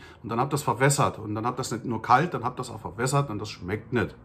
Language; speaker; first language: German; native; German